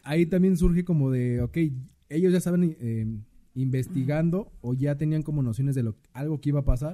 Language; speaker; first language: Spanish; native; Spanish